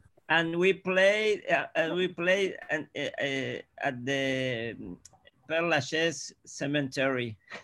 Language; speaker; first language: English; non-native, learner; Spanish